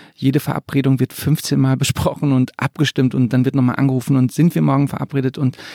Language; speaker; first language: German; early bilingual, other home language; Croatian